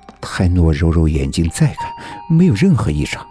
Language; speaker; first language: Chinese; native; Chinese